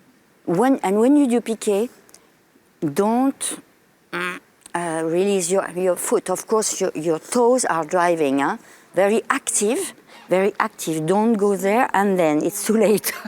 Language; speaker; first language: English; non-native, fluent; French